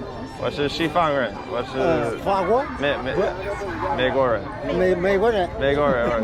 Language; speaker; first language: Chinese; non-native, fluent; English